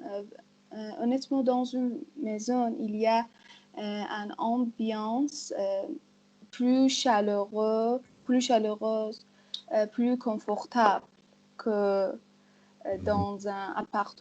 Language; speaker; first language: French; non-native, learner; Persian